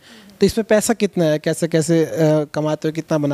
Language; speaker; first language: Hindi; native; Hindi